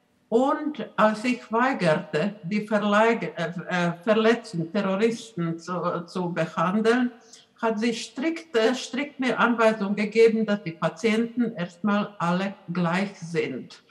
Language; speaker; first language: German; non-native, fluent; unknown